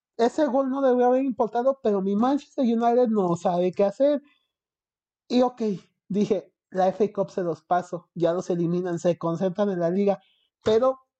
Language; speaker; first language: Spanish; early bilingual, heritage; Spanish